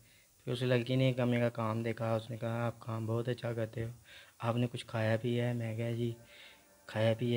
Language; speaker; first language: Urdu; non-native, local second language; Punjabi